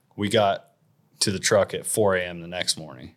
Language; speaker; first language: English; native; English